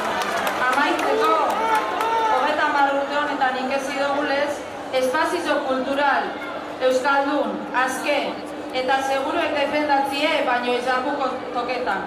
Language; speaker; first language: Basque; native; Basque